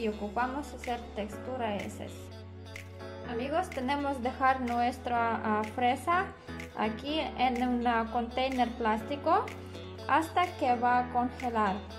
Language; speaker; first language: Spanish; non-native, learner; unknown